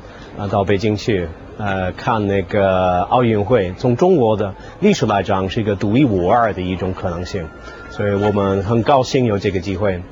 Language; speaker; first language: Chinese; non-native, fluent; English